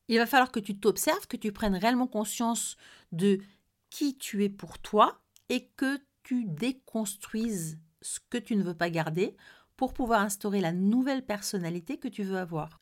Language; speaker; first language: French; native; French